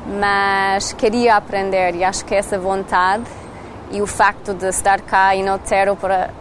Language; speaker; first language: Portuguese; non-native, learner; English